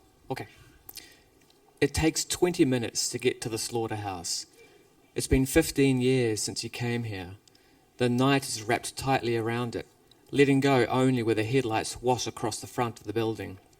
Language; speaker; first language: English; native; English